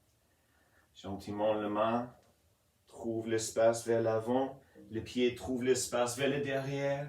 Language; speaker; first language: French; non-native, fluent; English